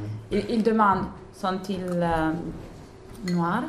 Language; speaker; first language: French; non-native, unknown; Italian